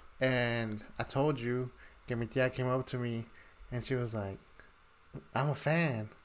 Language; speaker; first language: English; early bilingual, other home language; Spanish